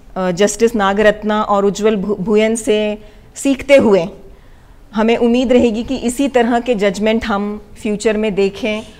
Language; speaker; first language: Hindi; native; Hindi